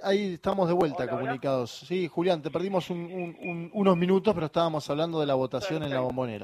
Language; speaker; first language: Spanish; native; Spanish